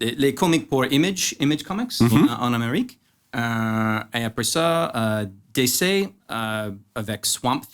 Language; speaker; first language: French; non-native, learner; English